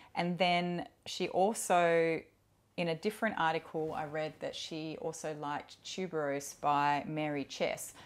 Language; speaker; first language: English; native; English